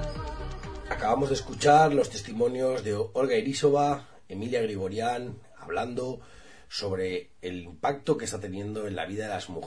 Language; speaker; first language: Spanish; native; Spanish